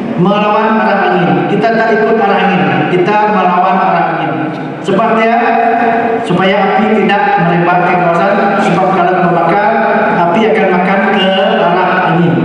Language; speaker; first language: Malay; non-native, local second language; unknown